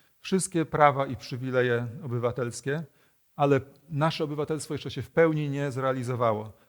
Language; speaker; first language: Polish; native; Polish